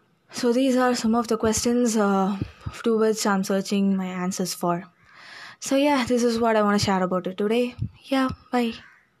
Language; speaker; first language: English; non-native, local second language; Tamil